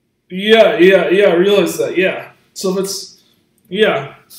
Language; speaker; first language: English; native; English